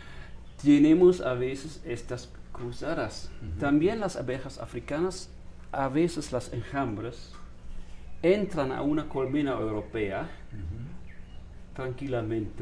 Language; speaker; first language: Spanish; non-native, fluent; German